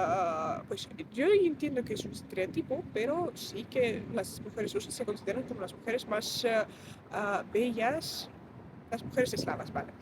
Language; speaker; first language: Spanish; non-native, fluent; Russian